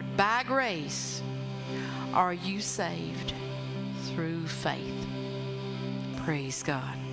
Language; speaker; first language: English; native; English